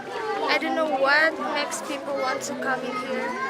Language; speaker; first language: English; non-native, learner; Indonesian